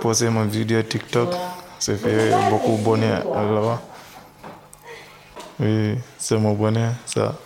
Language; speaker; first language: French; non-native, learner; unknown